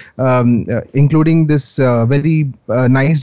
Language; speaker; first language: English; non-native, local second language; Hindi